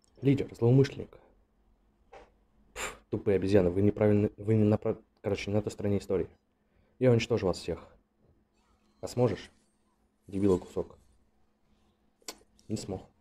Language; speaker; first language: Russian; native; Russian